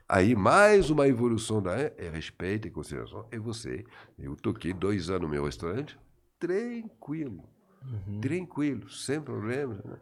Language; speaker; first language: Portuguese; non-native, fluent; French